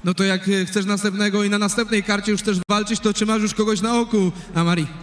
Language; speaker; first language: Polish; native; Polish